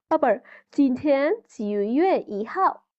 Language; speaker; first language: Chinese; non-native, fluent; Bangla